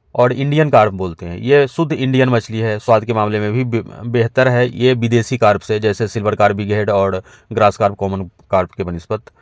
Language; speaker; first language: Hindi; native; Hindi